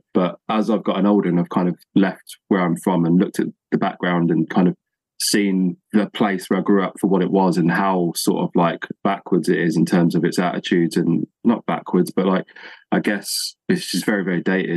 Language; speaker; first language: English; native; English